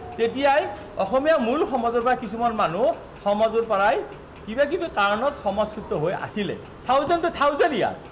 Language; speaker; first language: Assamese; native; Assamese